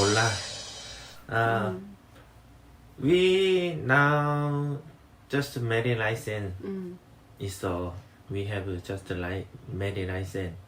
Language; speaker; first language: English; non-native, learner; Korean